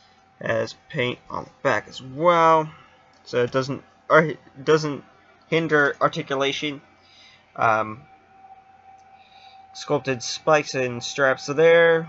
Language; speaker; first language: English; native; English